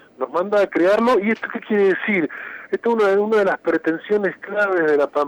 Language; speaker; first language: Spanish; native; Spanish